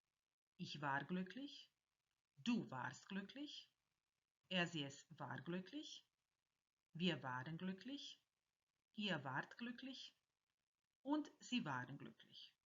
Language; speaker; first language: German; non-native, fluent; Croatian